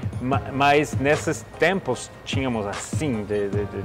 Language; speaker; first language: Portuguese; non-native, learner; Spanish